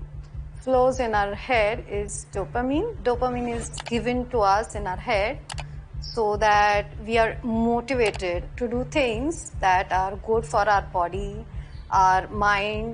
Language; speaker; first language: English; non-native, local second language; Hindi